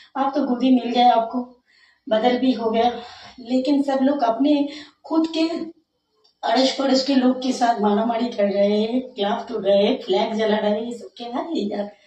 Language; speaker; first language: Hindi; non-native, local second language; Bangla